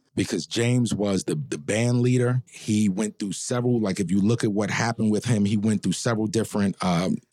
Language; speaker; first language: English; native; English